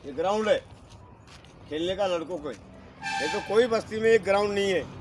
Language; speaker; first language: Hindi; non-native, local second language; Marathi